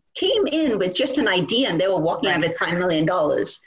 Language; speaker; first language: English; non-native, local second language; Bangla